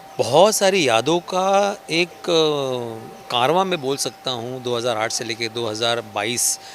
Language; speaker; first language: Hindi; non-native, local second language; Marathi